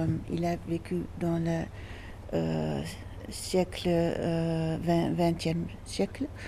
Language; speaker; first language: French; non-native, fluent; Dutch